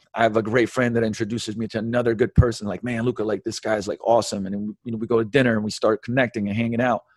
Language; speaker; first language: English; early bilingual, other home language; Slovenian